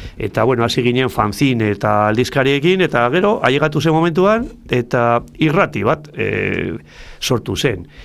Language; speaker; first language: Basque; non-native, local second language; Spanish